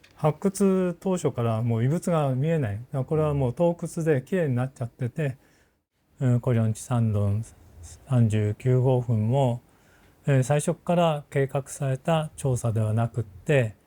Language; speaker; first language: Japanese; native; Japanese